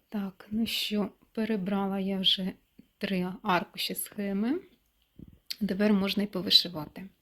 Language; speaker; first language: Ukrainian; non-native, local second language; Russian